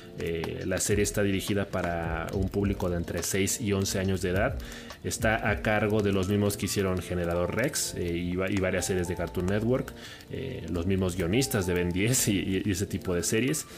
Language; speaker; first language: Spanish; native; Spanish